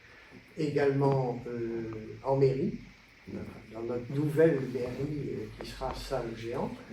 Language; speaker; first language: French; native; French